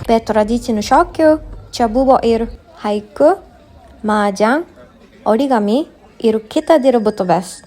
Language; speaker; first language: Lithuanian; non-native, learner; Japanese